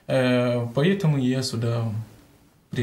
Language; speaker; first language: Russian; non-native, learner; Arabic